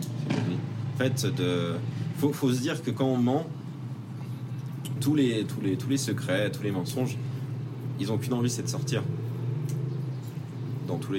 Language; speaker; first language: French; native; French